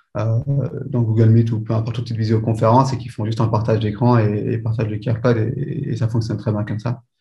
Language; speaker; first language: French; native; French